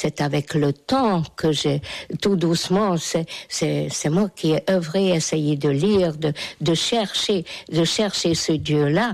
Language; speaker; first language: French; non-native, fluent; Hungarian